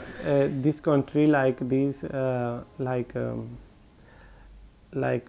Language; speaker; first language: English; non-native, learner; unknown